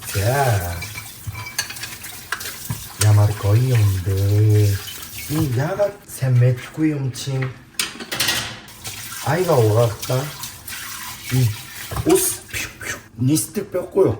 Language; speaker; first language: Mongolian; non-native, learner; Korean